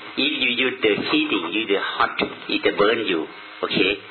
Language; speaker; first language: English; non-native, learner; Thai